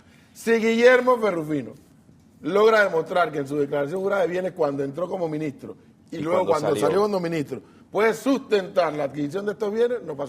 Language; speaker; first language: Spanish; native; Spanish